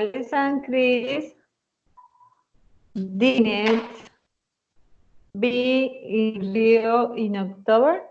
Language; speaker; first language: English; non-native, learner; Spanish